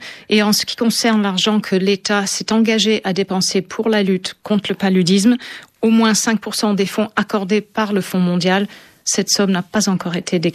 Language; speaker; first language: French; native; French